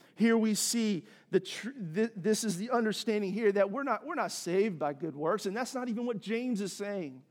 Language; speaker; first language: English; native; English